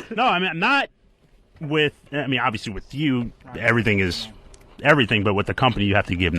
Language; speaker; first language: English; native; English